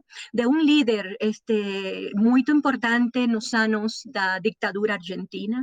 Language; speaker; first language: Portuguese; non-native, learner; Spanish